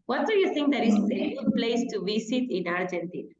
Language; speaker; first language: English; non-native, fluent; Spanish